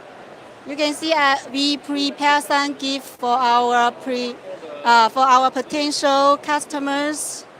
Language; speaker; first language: English; non-native, local second language; Chinese